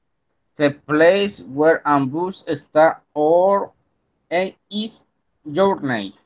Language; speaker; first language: English; non-native, learner; Spanish